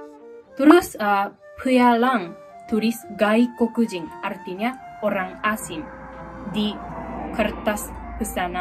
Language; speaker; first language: Indonesian; non-native, fluent; Japanese